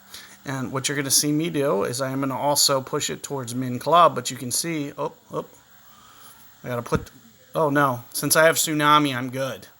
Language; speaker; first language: English; native; English